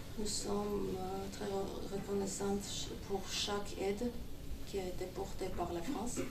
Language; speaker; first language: French; non-native, fluent; Armenian